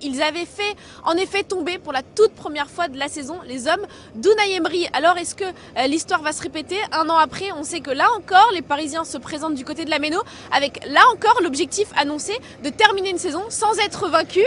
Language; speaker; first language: French; native; French